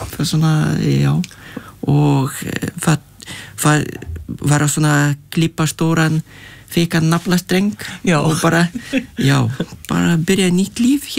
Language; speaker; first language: Icelandic; non-native, fluent; Lithuanian